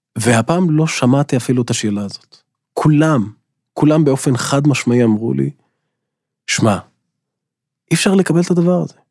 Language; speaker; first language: Hebrew; non-native, local second language; Arabic